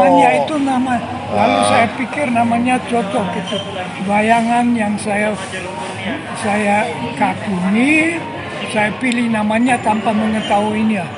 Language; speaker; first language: Indonesian; non-native, fluent; German